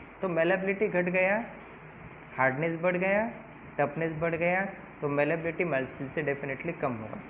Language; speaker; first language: Hindi; non-native, local second language; Marathi